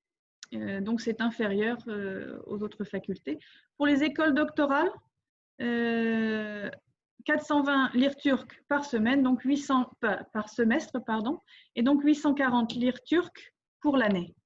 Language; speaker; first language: French; non-native, fluent; Turkish